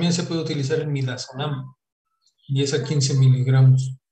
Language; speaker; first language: Spanish; native; Spanish